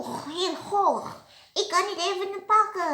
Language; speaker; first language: Dutch; non-native, learner; Indonesian